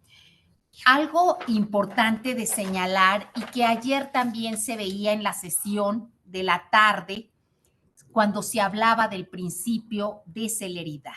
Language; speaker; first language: Spanish; native; Spanish